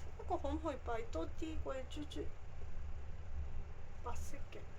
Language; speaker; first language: Cantonese; non-native, fluent; Japanese